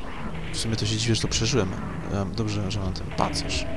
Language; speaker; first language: Polish; native; Polish